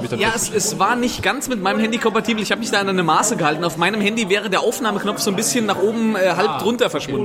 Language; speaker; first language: German; native; German